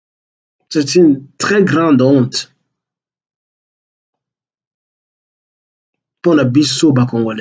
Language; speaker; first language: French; non-native, local second language; Lingala